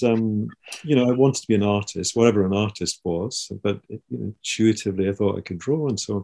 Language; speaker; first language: English; native; English